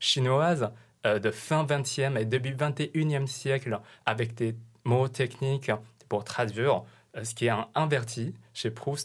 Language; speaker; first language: French; non-native, fluent; Chinese